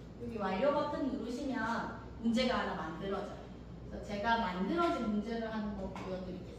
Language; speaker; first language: Korean; native; Korean